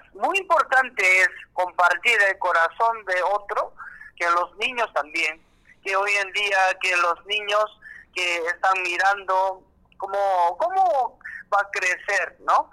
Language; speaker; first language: Spanish; non-native, learner; Korean